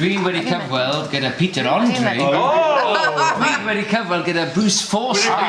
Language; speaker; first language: Welsh; non-native, learner; English